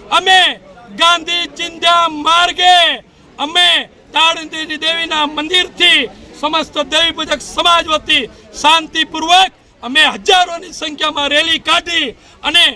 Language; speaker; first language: Gujarati; native; Gujarati